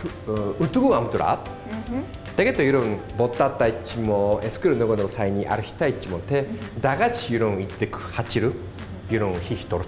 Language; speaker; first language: Mongolian; non-native, fluent; Japanese